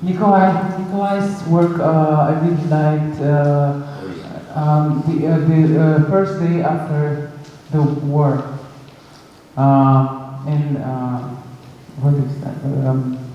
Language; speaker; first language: English; non-native, fluent; Russian